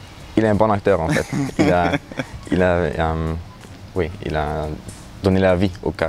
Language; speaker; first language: French; non-native, learner; German